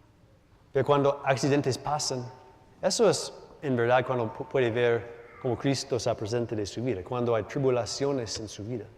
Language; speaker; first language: Spanish; non-native, learner; English